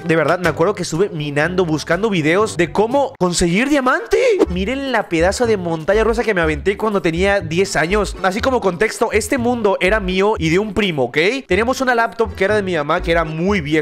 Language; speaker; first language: Spanish; native; Spanish